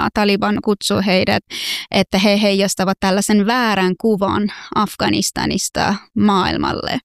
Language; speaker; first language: Finnish; early bilingual, other home language; Persian